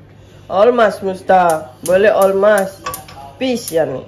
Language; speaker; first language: Turkish; non-native, learner; Indonesian